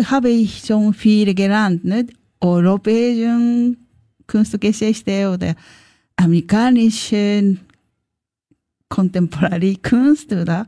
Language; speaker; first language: German; non-native, learner; Japanese